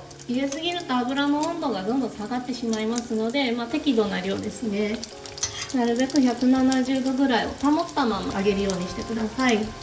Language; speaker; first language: Japanese; native; Japanese